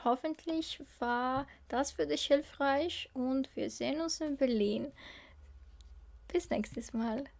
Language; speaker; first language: German; non-native, learner; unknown